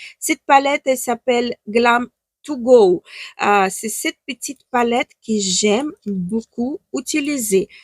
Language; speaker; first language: French; non-native, fluent; Ukrainian